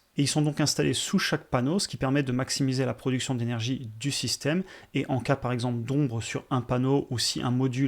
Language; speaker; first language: French; native; French